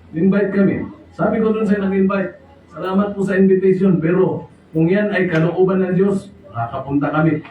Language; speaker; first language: Filipino; non-native, local second language; Cebuano